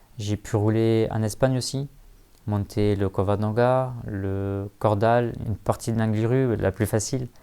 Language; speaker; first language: French; native; French